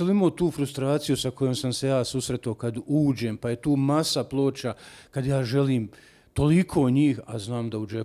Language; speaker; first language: Serbian; native; Serbian